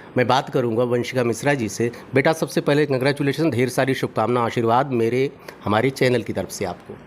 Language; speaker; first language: Hindi; native; Hindi